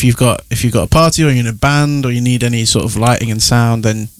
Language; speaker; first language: English; native; English